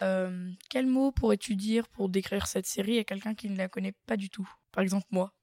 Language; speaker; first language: French; native; French